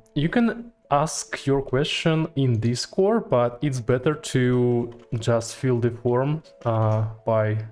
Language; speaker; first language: English; non-native, fluent; Russian